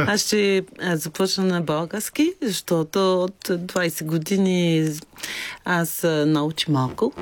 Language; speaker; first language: Bulgarian; non-native, learner; French